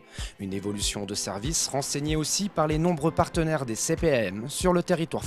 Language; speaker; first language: French; native; French